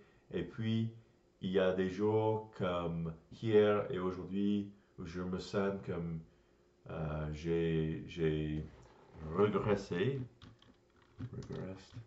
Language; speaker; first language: French; non-native, learner; English